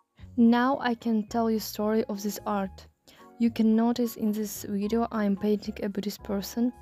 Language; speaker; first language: English; non-native, learner; Russian